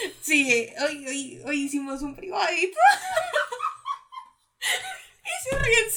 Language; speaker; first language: Spanish; native; Spanish